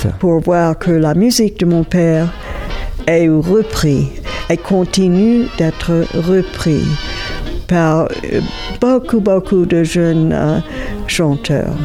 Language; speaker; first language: French; non-native, fluent; English